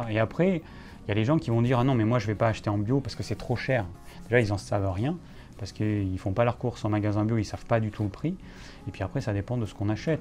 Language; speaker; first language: French; native; French